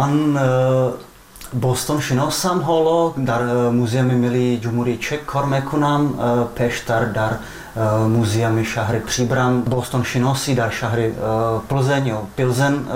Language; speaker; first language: Persian; non-native, fluent; Czech